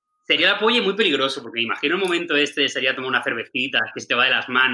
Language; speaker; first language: Spanish; native; Spanish